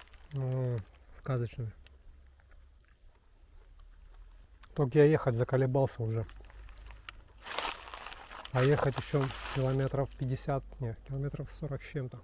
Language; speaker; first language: Russian; native; Russian